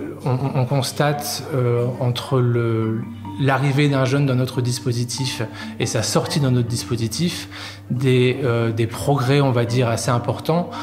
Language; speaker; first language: French; native; French